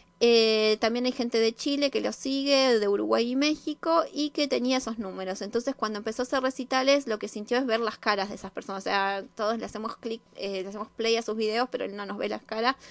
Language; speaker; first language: Spanish; native; Spanish